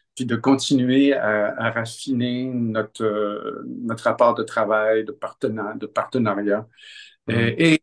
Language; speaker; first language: French; native; French